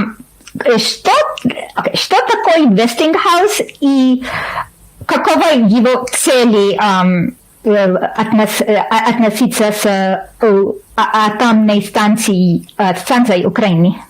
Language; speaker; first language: Russian; non-native, learner; English